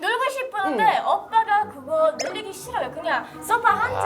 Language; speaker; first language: Korean; early bilingual, other home language; Italian